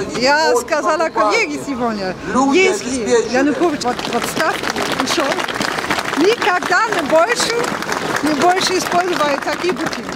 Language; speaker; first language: Russian; non-native, learner; German